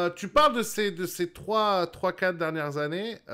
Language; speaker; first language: French; native; French